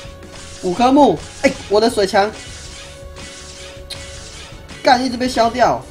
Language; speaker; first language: Chinese; native; Chinese